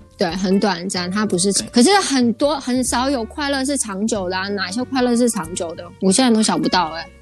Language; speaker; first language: Chinese; early bilingual, heritage; Chinese